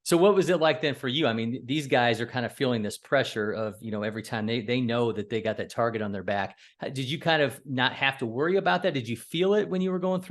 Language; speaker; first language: English; native; English